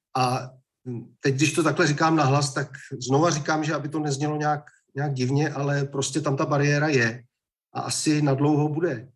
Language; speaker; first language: Czech; native; Czech